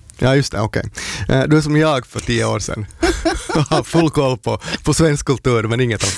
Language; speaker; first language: Swedish; native; Swedish